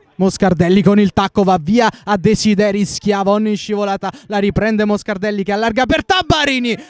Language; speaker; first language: Italian; native; Italian